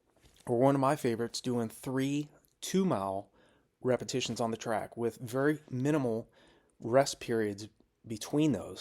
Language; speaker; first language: English; native; English